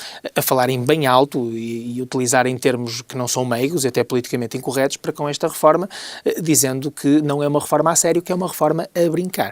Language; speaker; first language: Portuguese; native; Portuguese